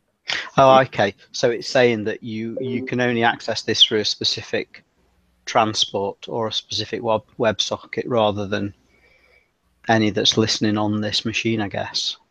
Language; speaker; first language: English; native; English